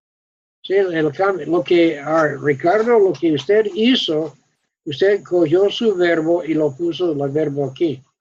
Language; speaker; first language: Spanish; non-native, fluent; English